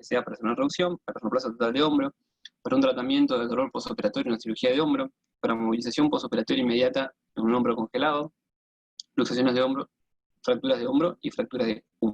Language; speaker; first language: Spanish; native; Spanish